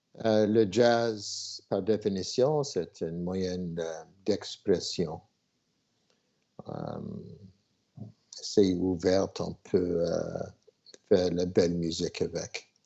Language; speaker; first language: French; non-native, local second language; English